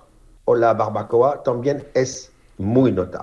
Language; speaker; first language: Spanish; non-native, learner; French